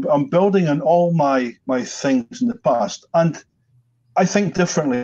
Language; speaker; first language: English; native; English